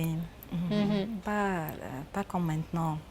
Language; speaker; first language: French; non-native, learner; Arabic